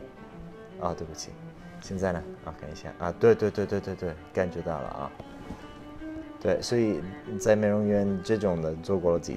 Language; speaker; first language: Chinese; non-native, fluent; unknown